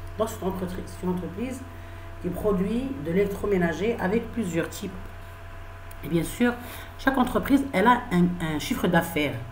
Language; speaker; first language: French; non-native, local second language; Arabic